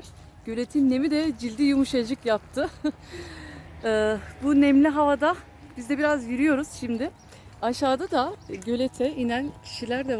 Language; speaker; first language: Turkish; native; Turkish